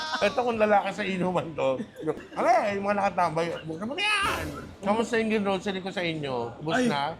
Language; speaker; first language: Filipino; native; Filipino